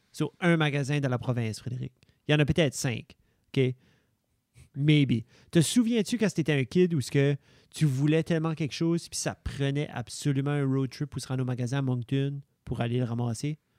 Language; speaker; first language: French; native; French